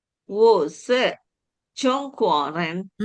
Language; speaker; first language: Chinese; non-native, learner; Indonesian